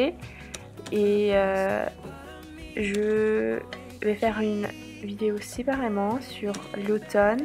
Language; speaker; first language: French; non-native, fluent; Finnish